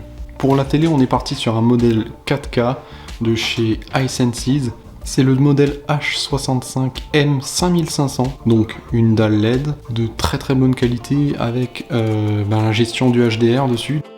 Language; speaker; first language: French; native; French